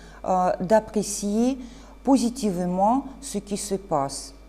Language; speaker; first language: French; non-native, fluent; Russian